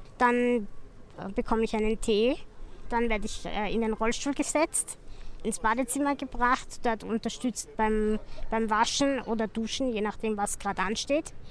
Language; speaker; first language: German; native; German